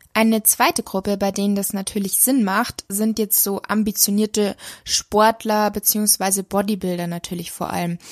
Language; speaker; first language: German; native; German